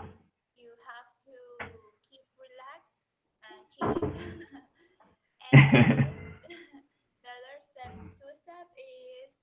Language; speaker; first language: English; non-native, learner; Spanish